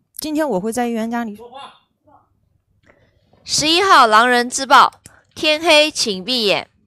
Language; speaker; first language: Chinese; native; Chinese